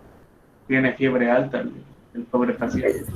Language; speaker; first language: Spanish; native; Spanish